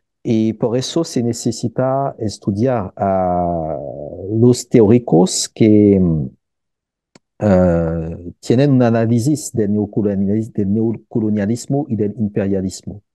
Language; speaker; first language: Spanish; non-native, fluent; French